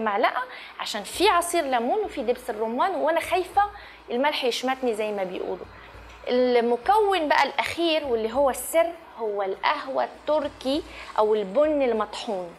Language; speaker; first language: Arabic; native; Arabic